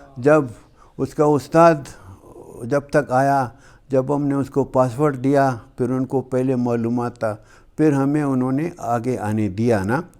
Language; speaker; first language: Urdu; non-native, local second language; Hazaragi